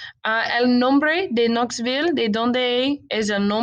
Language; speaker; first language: Spanish; non-native, learner; English